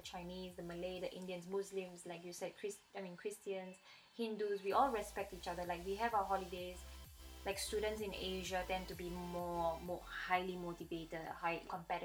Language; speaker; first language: English; native; English